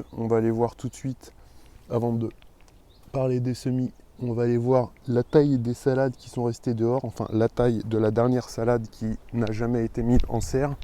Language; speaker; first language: French; native; French